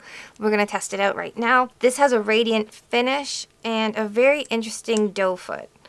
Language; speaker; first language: English; native; English